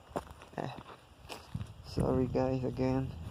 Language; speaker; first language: English; non-native, learner; Spanish